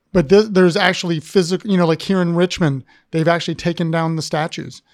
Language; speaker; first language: English; native; English